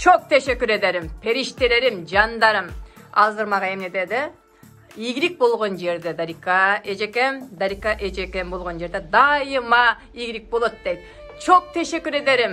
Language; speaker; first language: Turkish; non-native, fluent; Kyrgyz